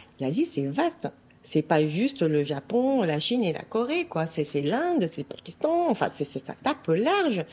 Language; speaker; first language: French; native; French